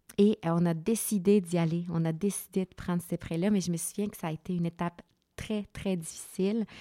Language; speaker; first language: French; non-native, fluent; Spanish